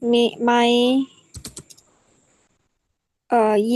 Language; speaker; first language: Chinese; non-native, learner; Indonesian